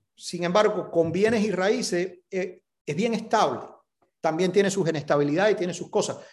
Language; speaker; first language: Spanish; native; Spanish